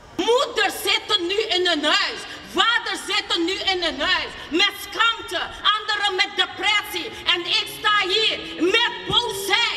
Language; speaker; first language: Dutch; non-native, fluent; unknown